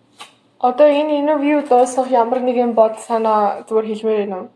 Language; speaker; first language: Mongolian; early bilingual, heritage; Mongolian